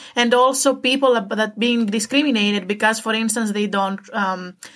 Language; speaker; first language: English; non-native, fluent; Greek